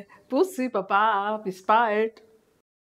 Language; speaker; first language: German; native; German